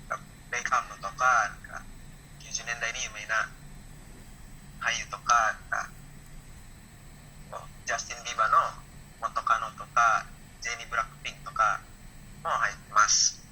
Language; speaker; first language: Japanese; non-native, learner; Indonesian